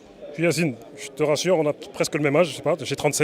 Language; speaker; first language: French; native; French